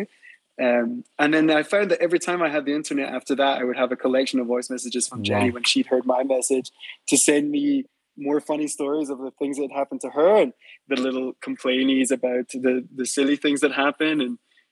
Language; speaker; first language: English; native; English